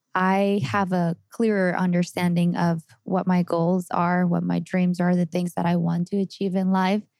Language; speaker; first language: English; non-native, fluent; Spanish